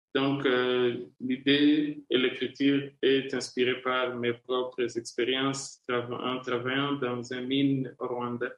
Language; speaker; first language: French; non-native, local second language; Kinyarwanda